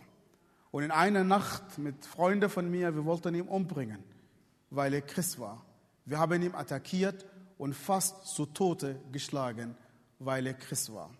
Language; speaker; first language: German; non-native, fluent; Arabic